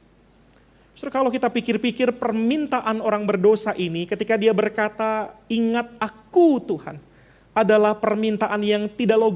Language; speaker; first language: Indonesian; native; Indonesian